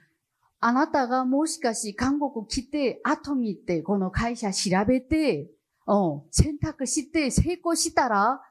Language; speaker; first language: Japanese; non-native, learner; Chinese